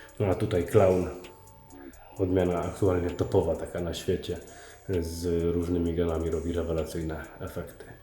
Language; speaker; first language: Polish; native; Polish